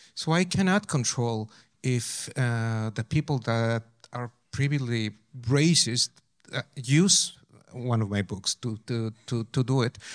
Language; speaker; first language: English; non-native, fluent; Spanish